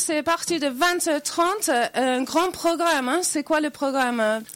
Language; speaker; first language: French; native; French